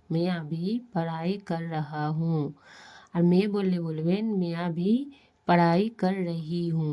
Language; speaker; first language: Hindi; non-native, fluent; Bangla